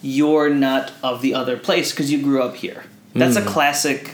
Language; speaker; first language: English; early bilingual, other home language; Filipino